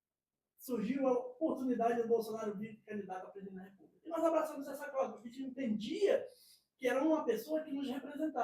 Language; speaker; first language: Portuguese; native; Portuguese